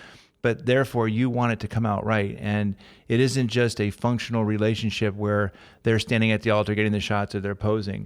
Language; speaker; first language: English; native; English